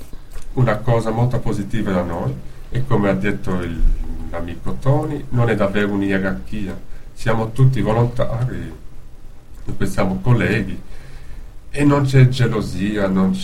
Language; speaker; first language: Italian; non-native, fluent; Dutch